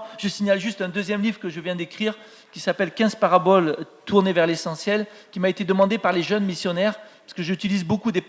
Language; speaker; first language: French; native; French